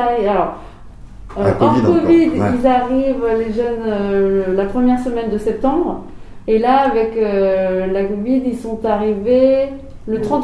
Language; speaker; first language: French; native; French